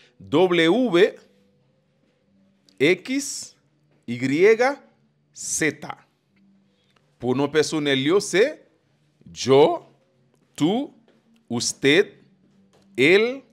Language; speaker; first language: Spanish; non-native, fluent; Haitian Creole